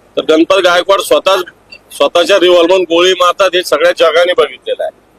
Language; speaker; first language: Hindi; non-native, local second language; Marathi